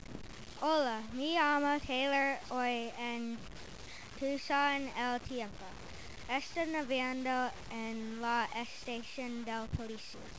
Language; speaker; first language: Spanish; non-native, learner; English